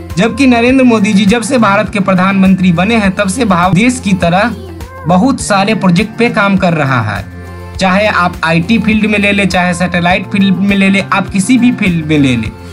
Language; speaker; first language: Hindi; native; Hindi